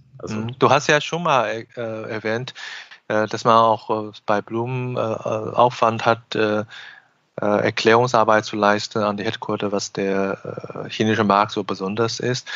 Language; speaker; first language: German; non-native, fluent; Chinese